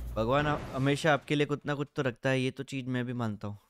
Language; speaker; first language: Hindi; non-native, local second language; Gujarati